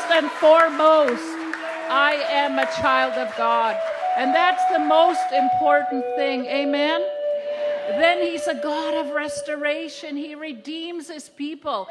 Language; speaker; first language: English; non-native, fluent; Cree